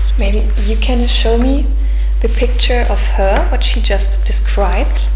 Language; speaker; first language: English; non-native, fluent; German